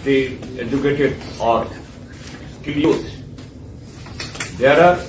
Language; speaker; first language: English; non-native, local second language; Bangla